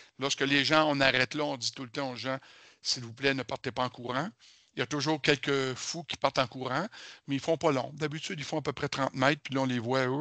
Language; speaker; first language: French; native; French